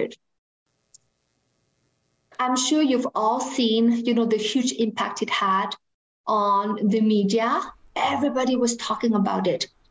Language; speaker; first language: English; non-native, fluent; French